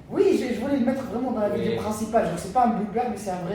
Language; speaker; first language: French; native; French